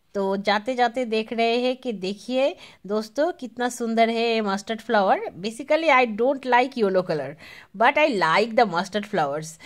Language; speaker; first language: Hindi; non-native, local second language; Bangla